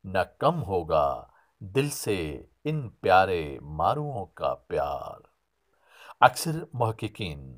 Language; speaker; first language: Urdu; non-native, local second language; Sindhi